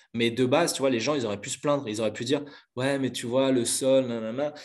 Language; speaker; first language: French; native; French